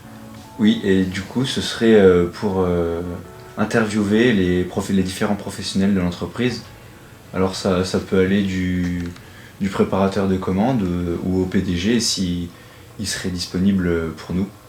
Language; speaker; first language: French; native; French